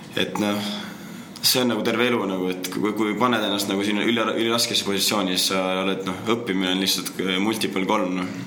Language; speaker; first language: Estonian; native; Estonian